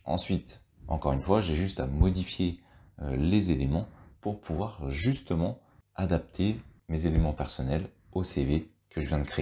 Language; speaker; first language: French; native; French